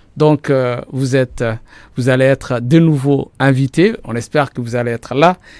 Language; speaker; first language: French; non-native, local second language; Somali